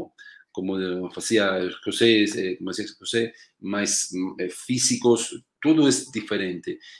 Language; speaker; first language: Portuguese; non-native, learner; Spanish